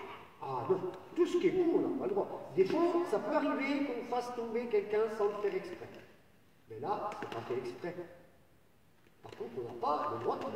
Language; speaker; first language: French; native; French